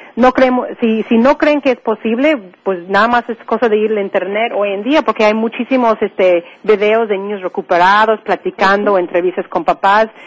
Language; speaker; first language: Spanish; non-native, fluent; English